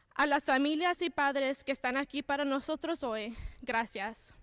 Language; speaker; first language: Spanish; early bilingual, heritage; Spanish